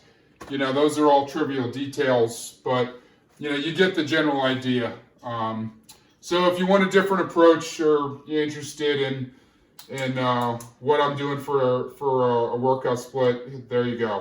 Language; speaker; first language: English; native; English